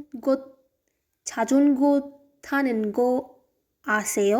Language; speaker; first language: Korean; non-native, learner; Hindi